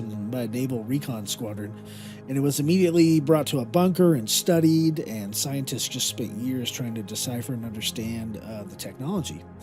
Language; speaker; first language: English; native; English